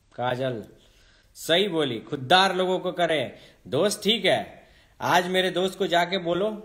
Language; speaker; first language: Hindi; native; Hindi